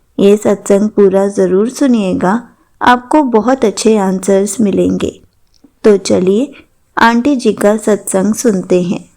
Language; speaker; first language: Hindi; native; Hindi